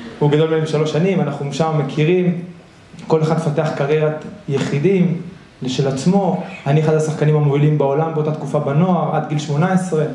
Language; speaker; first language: Hebrew; early bilingual, other home language; Spanish